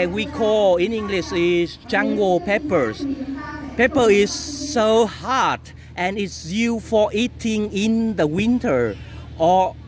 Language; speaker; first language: English; non-native, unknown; Vietnamese